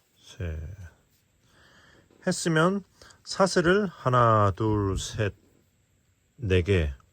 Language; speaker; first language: Korean; native; Korean